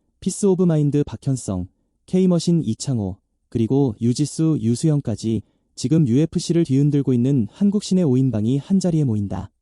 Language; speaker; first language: Korean; native; Korean